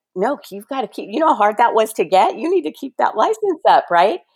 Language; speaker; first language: English; early bilingual, other home language; Spanish